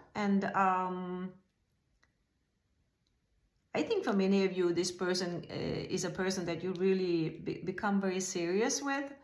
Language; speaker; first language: English; non-native, fluent; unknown